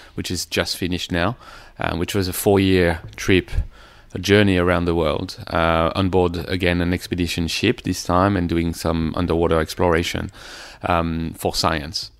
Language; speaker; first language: English; non-native, fluent; French